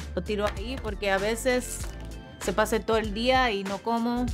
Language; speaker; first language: Spanish; early bilingual, other home language; English